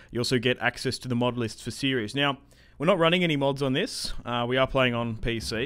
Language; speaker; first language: English; native; English